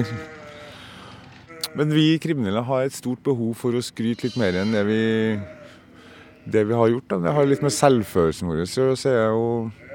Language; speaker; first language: Norwegian; native; Norwegian